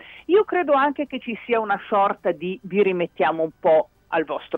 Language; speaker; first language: Italian; native; Italian